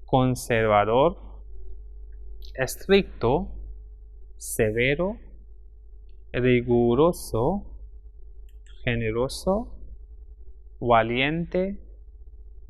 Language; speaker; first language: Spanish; non-native, fluent; Hindi